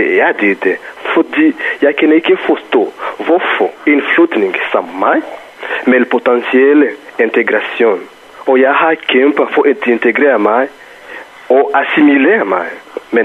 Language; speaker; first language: Danish; non-native, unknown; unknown